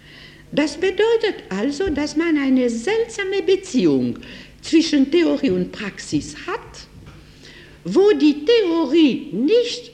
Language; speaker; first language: German; non-native, fluent; French